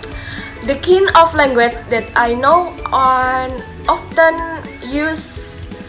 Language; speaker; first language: English; non-native, learner; Indonesian